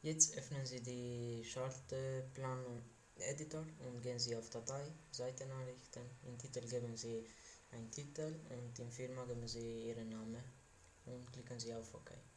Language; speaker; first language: German; non-native, learner; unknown